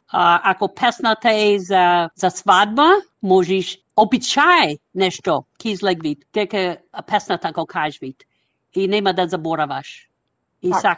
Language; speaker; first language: Macedonian; non-native, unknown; English